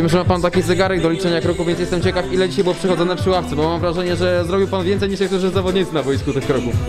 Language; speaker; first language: Polish; native; Polish